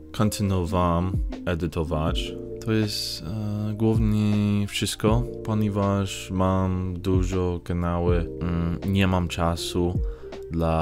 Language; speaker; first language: Polish; non-native, learner; English